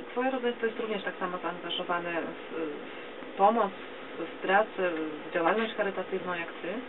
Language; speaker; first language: Polish; native; Polish